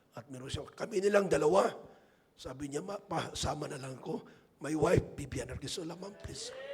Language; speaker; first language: Filipino; non-native, local second language; Hiligaynon